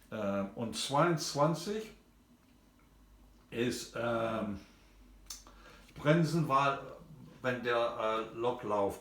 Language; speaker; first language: German; non-native, fluent; English